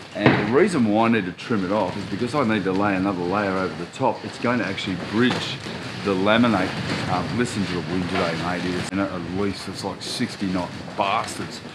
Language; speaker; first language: English; native; English